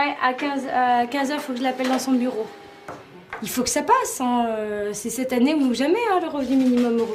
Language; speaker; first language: French; native; French